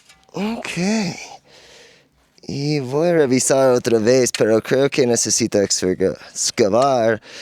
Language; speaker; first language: Spanish; non-native, learner; English